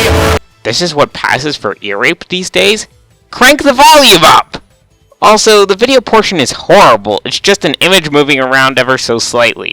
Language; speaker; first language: English; native; English